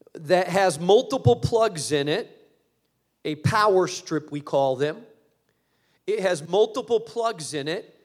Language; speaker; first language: English; early bilingual, other home language; Spanish